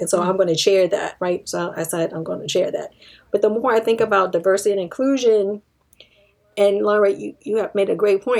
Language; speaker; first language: English; native; English